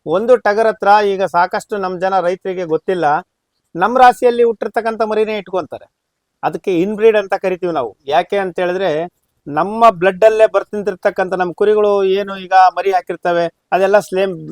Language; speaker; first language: Kannada; native; Kannada